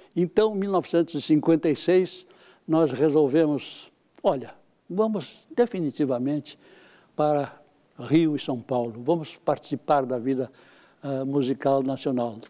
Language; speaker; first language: Portuguese; native; Portuguese